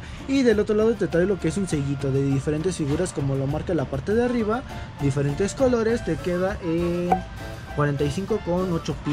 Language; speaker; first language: Spanish; native; Spanish